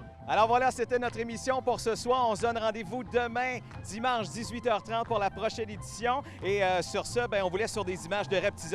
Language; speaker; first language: French; native; French